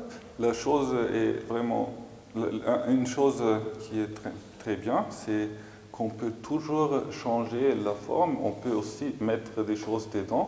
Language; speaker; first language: French; non-native, fluent; German